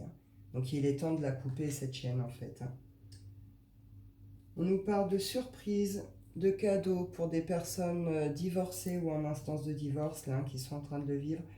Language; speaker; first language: French; native; French